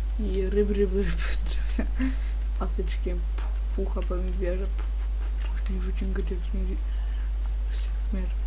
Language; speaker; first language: Polish; native; Polish